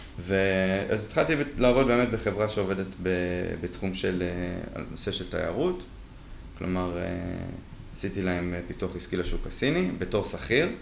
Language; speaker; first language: Hebrew; native; Hebrew